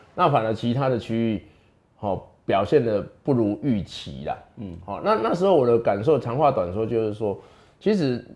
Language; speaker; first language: Chinese; native; Chinese